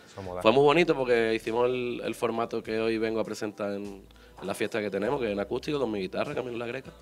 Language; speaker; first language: Spanish; native; Spanish